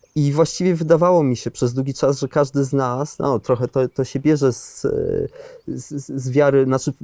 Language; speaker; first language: Polish; native; Polish